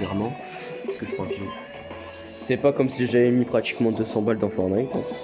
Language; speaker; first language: French; native; French